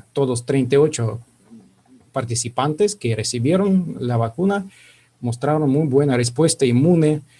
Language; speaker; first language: Spanish; non-native, fluent; Russian